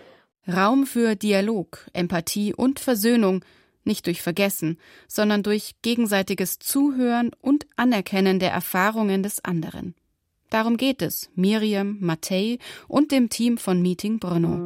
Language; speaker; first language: German; native; German